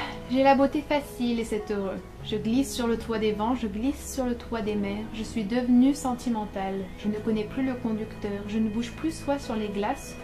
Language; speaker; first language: French; native; French